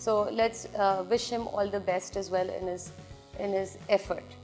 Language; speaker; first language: English; non-native, local second language; Urdu